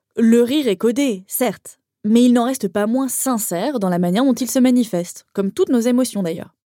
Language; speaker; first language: French; native; French